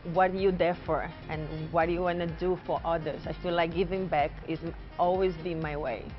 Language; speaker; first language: English; non-native, fluent; Portuguese